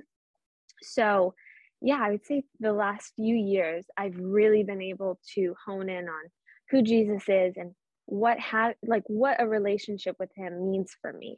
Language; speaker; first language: English; native; English